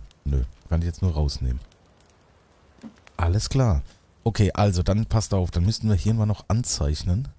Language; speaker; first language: German; native; German